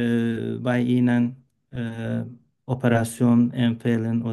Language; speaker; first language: German; non-native, learner; Turkish